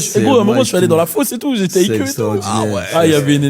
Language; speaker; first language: French; native; French